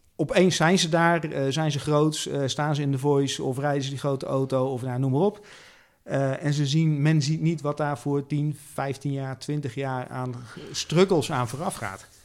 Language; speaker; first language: Dutch; native; Dutch